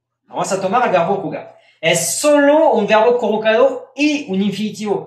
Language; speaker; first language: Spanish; non-native, fluent; French